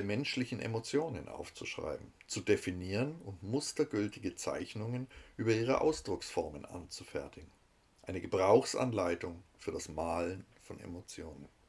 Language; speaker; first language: German; native; German